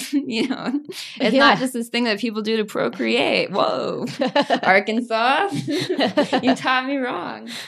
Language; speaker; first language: English; native; English